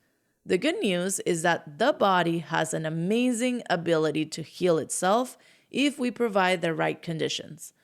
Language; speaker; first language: English; non-native, fluent; Spanish